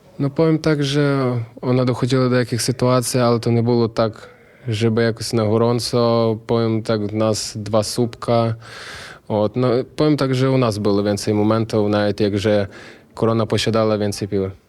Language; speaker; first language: Polish; non-native, learner; Ukrainian